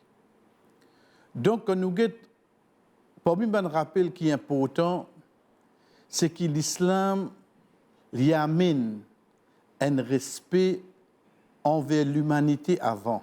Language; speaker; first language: French; non-native, local second language; Morisyen